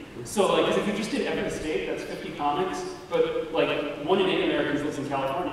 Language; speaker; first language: English; native; English